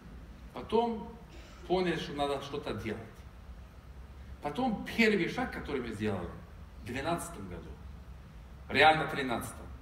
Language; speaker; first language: Russian; non-native, fluent; Swedish